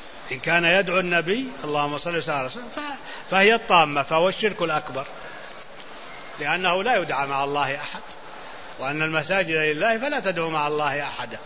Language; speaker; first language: Arabic; native; Arabic